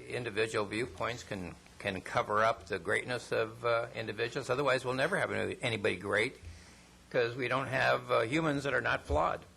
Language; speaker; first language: English; non-native, fluent; Spanish